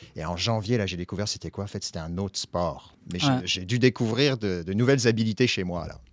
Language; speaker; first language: French; native; French